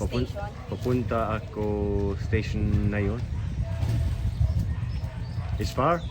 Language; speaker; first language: Cebuano; non-native, learner; English